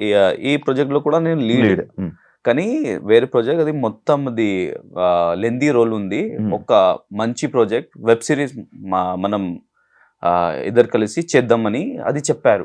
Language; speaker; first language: Telugu; non-native, learner; Hindi